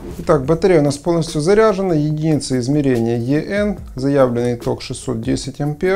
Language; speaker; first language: Russian; native; Russian